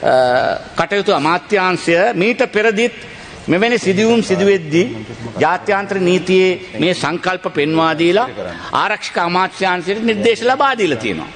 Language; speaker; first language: Sinhala; non-native, local second language; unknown